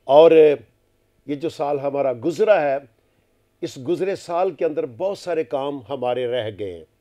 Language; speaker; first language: Urdu; non-native, local second language; Punjabi